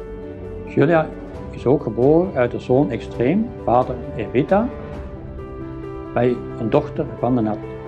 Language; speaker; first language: Dutch; native; Dutch